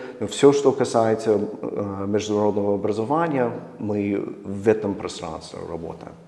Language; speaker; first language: Russian; non-native, fluent; English